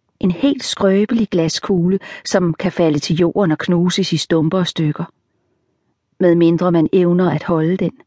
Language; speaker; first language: Danish; native; Danish